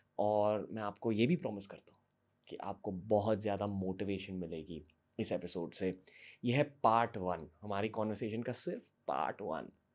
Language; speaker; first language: Hindi; native; Hindi